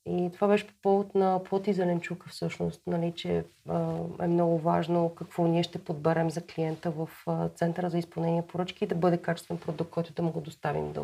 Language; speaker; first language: Bulgarian; native; Bulgarian